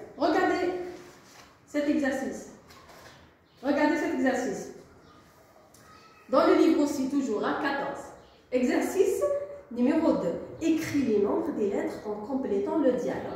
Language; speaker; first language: French; non-native, local second language; Arabic